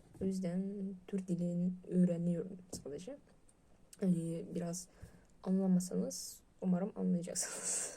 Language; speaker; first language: Turkish; non-native, learner; Russian